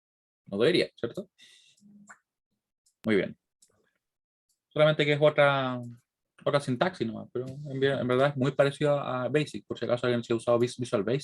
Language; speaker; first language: Spanish; native; Spanish